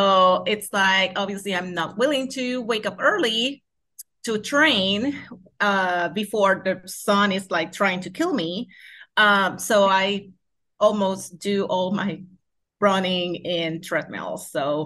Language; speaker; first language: English; non-native, fluent; Spanish